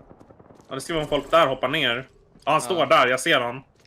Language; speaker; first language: Swedish; native; Swedish